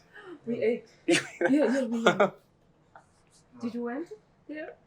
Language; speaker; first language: English; non-native, learner; Japanese